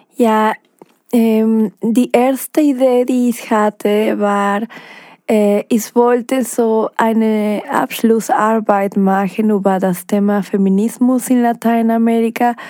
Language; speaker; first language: German; non-native, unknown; Spanish